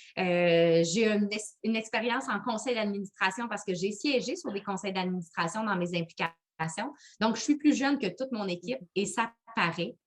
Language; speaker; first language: French; native; French